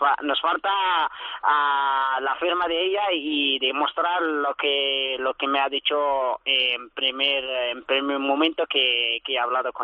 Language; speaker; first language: Spanish; early bilingual, other home language; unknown